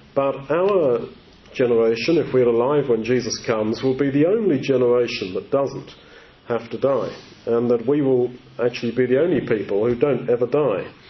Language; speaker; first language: English; native; English